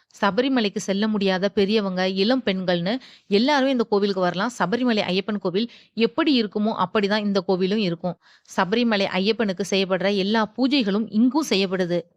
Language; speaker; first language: Tamil; native; Tamil